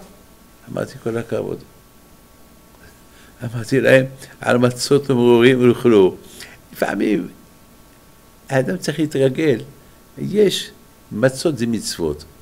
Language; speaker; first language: Hebrew; non-native, fluent; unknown